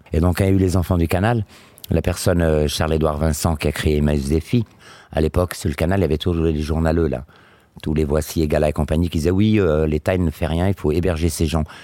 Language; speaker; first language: French; native; French